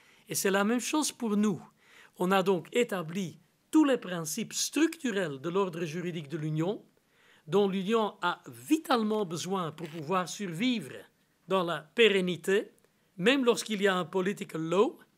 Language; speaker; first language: French; non-native, local second language; Dutch